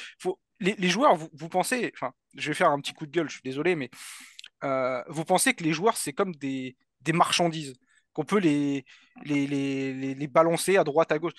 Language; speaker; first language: French; native; French